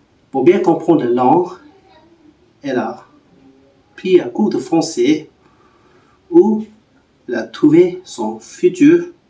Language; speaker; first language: French; non-native, learner; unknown